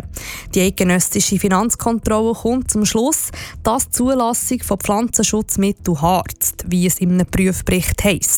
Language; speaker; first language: German; native; German